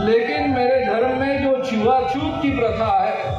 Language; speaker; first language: Hindi; non-native, local second language; Marathi